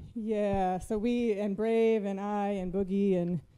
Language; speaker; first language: English; native; English